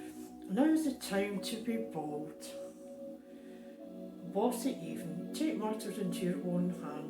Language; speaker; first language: English; native; English